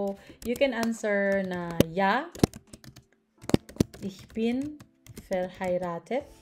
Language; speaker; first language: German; non-native, learner; Filipino